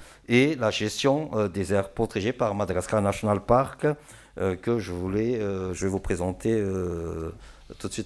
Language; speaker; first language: French; non-native, local second language; Malagasy